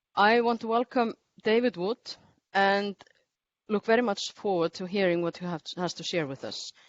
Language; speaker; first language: English; non-native, fluent; Icelandic